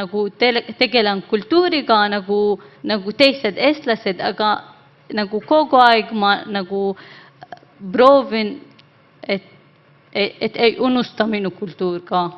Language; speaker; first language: Estonian; non-native, learner; Arabic